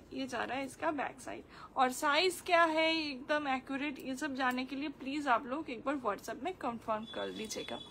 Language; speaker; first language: Hindi; non-native, local second language; Bangla